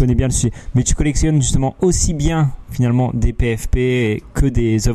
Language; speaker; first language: French; native; French